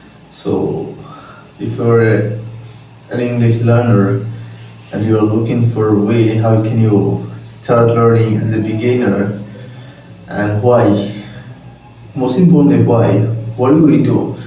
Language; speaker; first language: English; non-native, local second language; Bangla